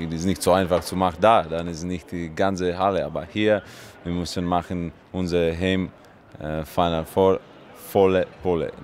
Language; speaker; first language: German; non-native, learner; Russian